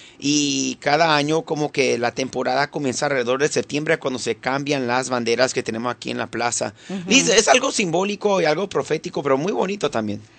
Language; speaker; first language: Spanish; early bilingual, heritage; Spanish